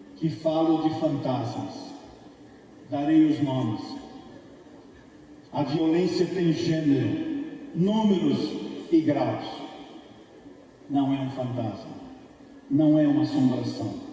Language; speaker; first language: Portuguese; native; Portuguese